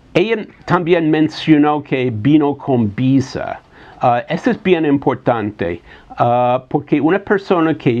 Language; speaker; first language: Spanish; non-native, fluent; English